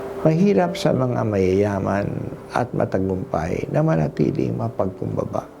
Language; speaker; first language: Filipino; non-native, local second language; Hiligaynon